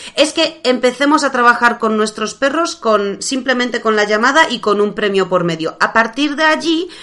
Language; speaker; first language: Spanish; non-native, fluent; Polish